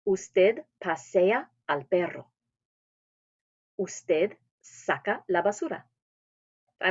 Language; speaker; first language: Spanish; non-native, fluent; English